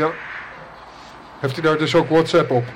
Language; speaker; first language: Dutch; native; Dutch